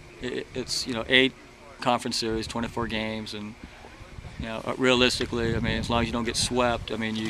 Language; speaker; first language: English; native; English